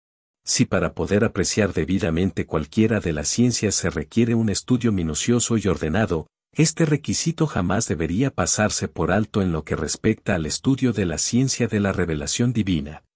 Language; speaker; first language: Spanish; native; Spanish